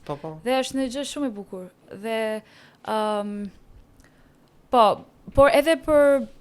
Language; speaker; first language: Albanian; non-native, learner; Persian